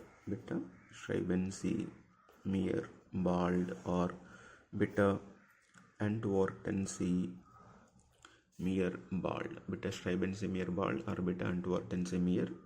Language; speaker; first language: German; non-native, fluent; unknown